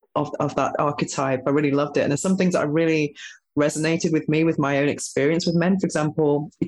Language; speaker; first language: English; native; English